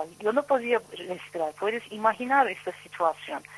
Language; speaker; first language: Spanish; non-native, fluent; Turkish